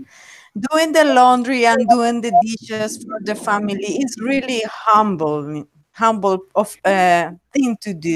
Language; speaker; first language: English; non-native, fluent; Spanish